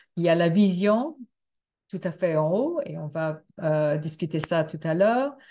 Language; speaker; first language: French; non-native, fluent; English